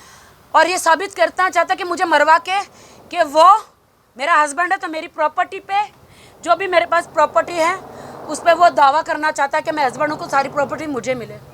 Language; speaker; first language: Hindi; native; Hindi